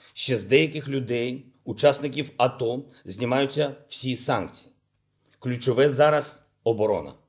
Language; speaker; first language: Ukrainian; non-native, local second language; Russian